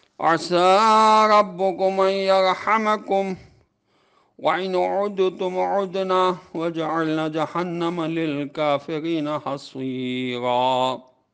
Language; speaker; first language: Arabic; non-native, fluent; Urdu